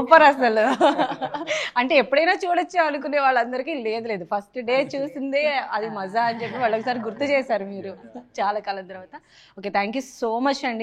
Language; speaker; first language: Telugu; native; Telugu